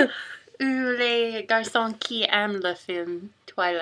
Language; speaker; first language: French; non-native, learner; English